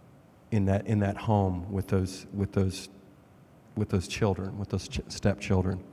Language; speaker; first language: English; native; English